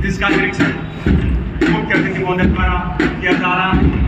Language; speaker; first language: Hindi; native; Hindi